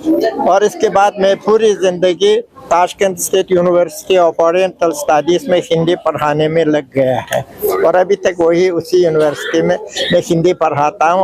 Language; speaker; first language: Hindi; non-native, fluent; Uzbek